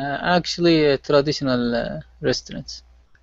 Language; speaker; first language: English; non-native, learner; Arabic